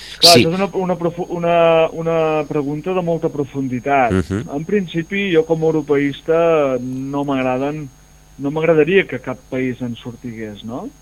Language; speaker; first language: Catalan; native; Catalan